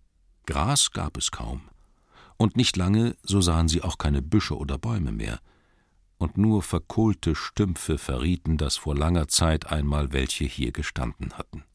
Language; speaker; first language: German; native; German